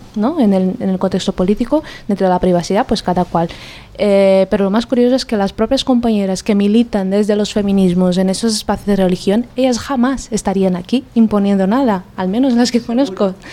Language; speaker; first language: Spanish; non-native, fluent; Portuguese